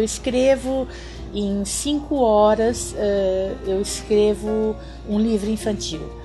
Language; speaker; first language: Portuguese; early bilingual, other home language; German